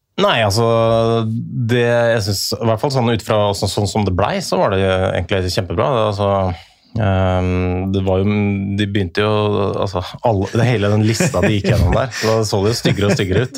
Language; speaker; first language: Norwegian; native; Norwegian